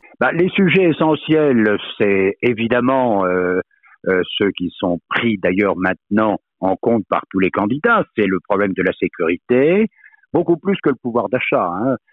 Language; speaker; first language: French; native; French